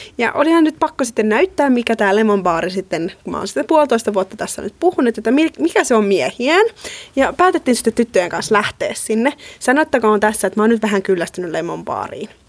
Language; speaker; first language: Finnish; native; Finnish